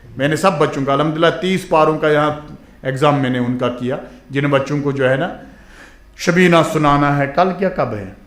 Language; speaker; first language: Urdu; non-native, local second language; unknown